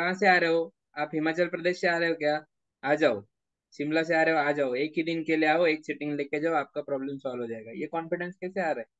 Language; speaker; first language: Hindi; non-native, local second language; Marathi